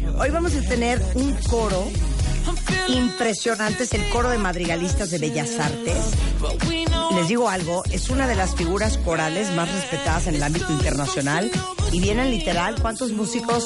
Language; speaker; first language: Spanish; native; Spanish